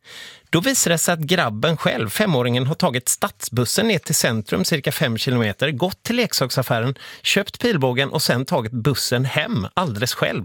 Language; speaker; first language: Swedish; native; Swedish